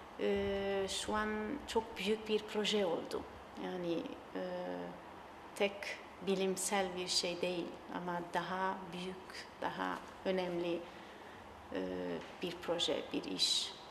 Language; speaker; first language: Turkish; non-native, learner; Italian